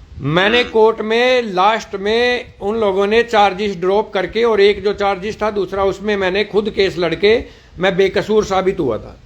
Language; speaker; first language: Hindi; native; Hindi